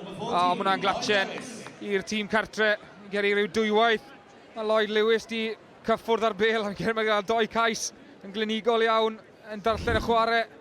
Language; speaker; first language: Welsh; native; Welsh